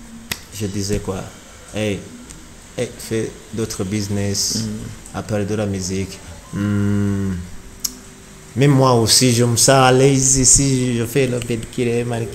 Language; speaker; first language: French; non-native, learner; Rundi